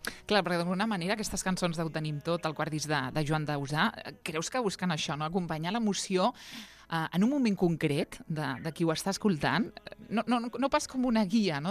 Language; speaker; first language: Catalan; native; Catalan